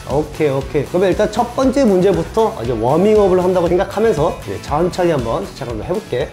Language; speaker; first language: Korean; native; Korean